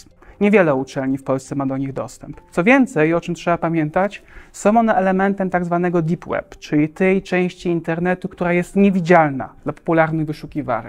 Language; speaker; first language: Polish; native; Polish